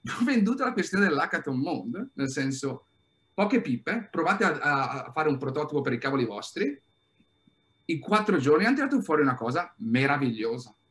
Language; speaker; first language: Italian; native; Italian